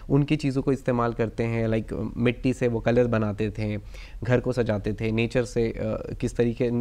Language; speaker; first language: Hindi; native; Hindi